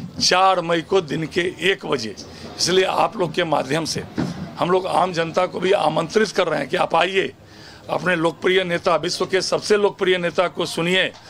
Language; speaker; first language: Hindi; native; Hindi